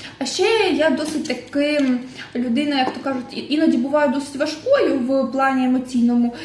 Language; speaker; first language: Ukrainian; non-native, local second language; Russian